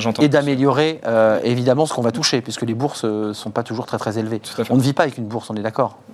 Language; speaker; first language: French; native; French